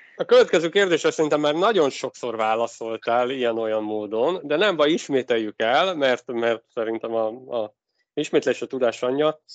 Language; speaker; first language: Hungarian; native; Hungarian